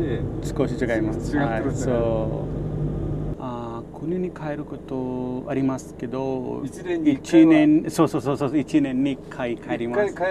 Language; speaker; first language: Japanese; non-native, learner; Hindi